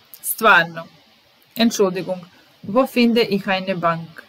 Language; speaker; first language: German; non-native, fluent; Serbian